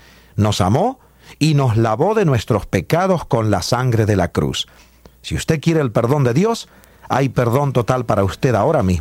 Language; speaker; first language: Spanish; native; Spanish